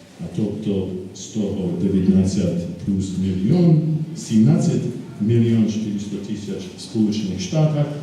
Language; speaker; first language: Ukrainian; non-native, fluent; English